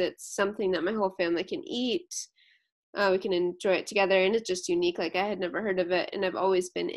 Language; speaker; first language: English; native; English